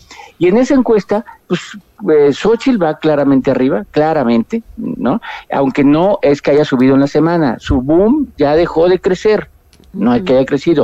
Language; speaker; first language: Spanish; native; Spanish